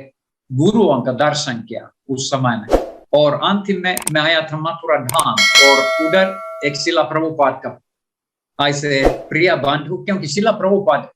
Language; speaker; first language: Hindi; non-native, learner; Finnish